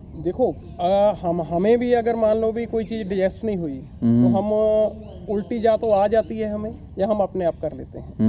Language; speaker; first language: Hindi; non-native, local second language; Punjabi